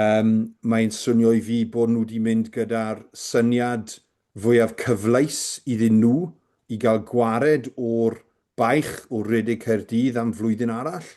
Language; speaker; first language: Welsh; native; Welsh